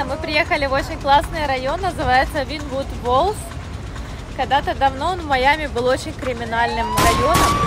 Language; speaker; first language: Russian; native; Russian